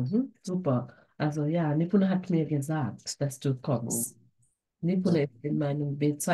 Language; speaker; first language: German; non-native, fluent; Sinhala